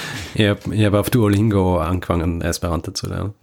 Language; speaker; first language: German; native; German